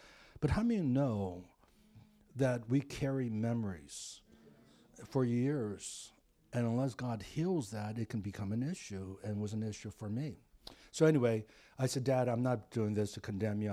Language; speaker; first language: English; native; English